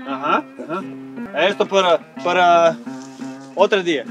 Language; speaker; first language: Spanish; non-native, learner; Serbian